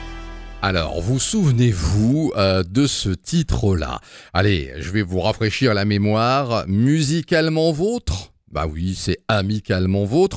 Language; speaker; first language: French; native; French